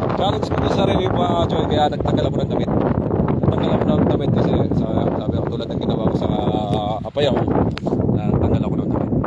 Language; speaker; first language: Filipino; non-native, local second language; Waray